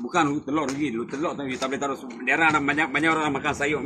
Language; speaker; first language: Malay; non-native, local second language; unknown